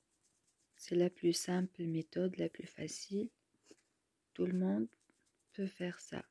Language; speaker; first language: French; non-native, local second language; Arabic